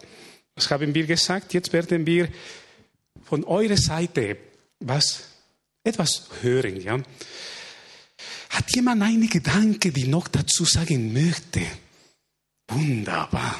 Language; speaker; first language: German; non-native, fluent; Spanish